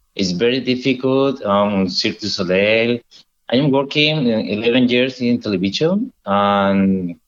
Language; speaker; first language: English; non-native, learner; Spanish